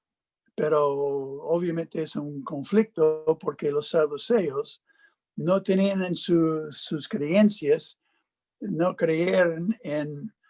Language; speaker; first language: Spanish; non-native, fluent; English